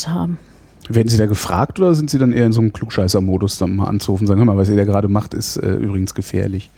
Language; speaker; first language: German; native; German